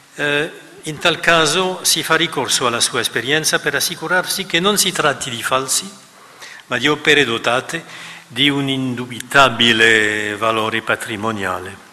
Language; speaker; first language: Italian; non-native, fluent; French